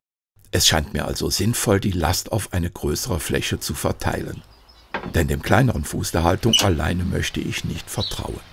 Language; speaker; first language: German; native; German